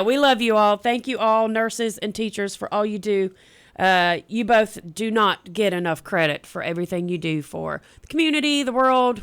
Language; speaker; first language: English; native; English